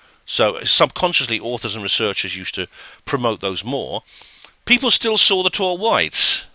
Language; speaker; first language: English; native; English